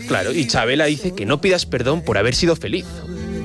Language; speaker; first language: Spanish; native; Spanish